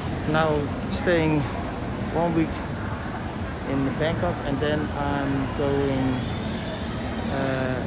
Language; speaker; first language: English; non-native, learner; Dutch